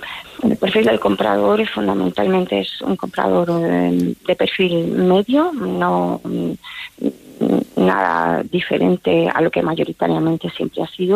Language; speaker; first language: Spanish; native; Spanish